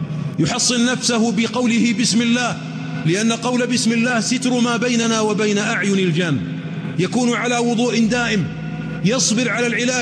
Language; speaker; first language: Arabic; native; Arabic